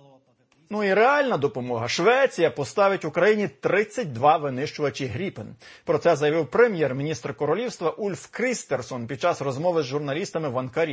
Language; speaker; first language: Ukrainian; native; Ukrainian